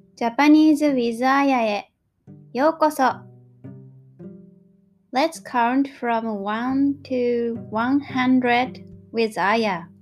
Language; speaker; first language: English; non-native, fluent; Japanese